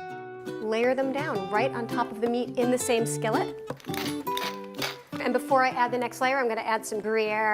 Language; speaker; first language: English; native; English